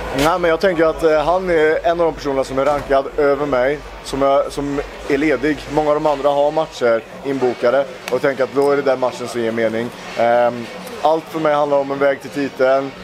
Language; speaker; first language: Swedish; native; Swedish